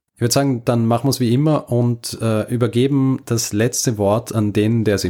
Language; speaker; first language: German; native; German